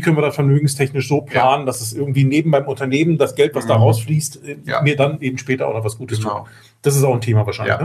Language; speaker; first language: German; native; German